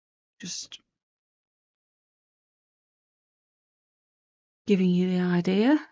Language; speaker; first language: English; native; English